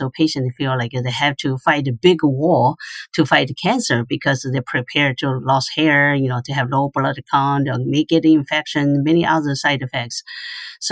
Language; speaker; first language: English; non-native, fluent; Chinese